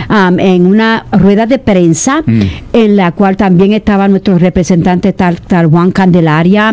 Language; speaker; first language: Spanish; native; Spanish